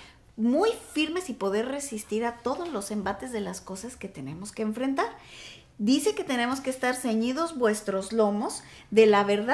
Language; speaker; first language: Spanish; native; Spanish